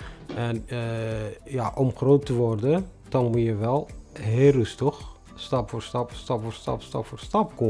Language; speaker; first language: Dutch; non-native, fluent; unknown